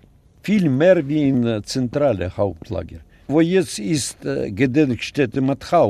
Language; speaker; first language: German; non-native, learner; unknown